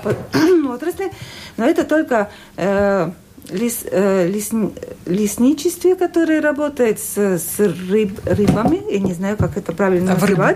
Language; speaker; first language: Russian; non-native, local second language; Latvian